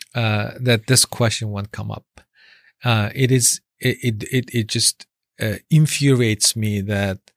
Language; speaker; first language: English; non-native, fluent; Chinese